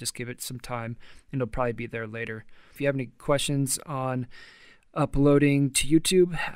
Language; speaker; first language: English; native; English